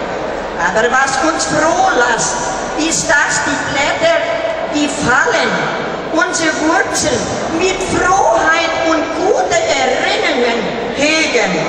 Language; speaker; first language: German; early bilingual, heritage; German